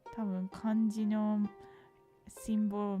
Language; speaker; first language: Japanese; native; Japanese